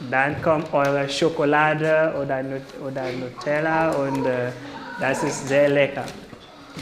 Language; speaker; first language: German; non-native, learner; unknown